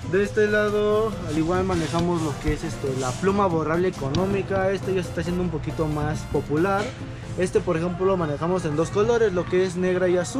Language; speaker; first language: Spanish; native; Spanish